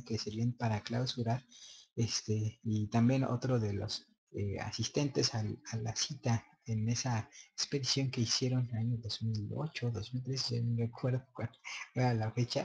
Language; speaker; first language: Spanish; native; Spanish